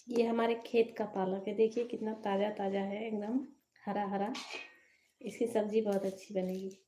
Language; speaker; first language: Hindi; native; Hindi